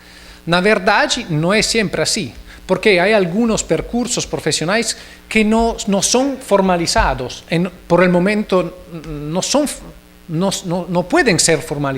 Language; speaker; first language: Portuguese; non-native, learner; Italian